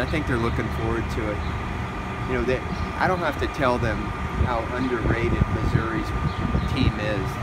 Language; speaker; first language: English; native; English